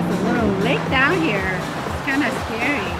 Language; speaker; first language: English; non-native, learner; Vietnamese